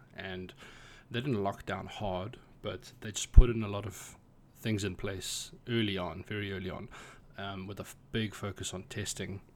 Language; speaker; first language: English; native; English